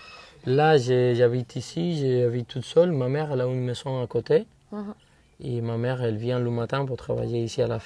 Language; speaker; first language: French; non-native, fluent; Spanish